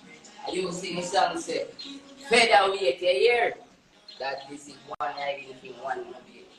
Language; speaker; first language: English; native; English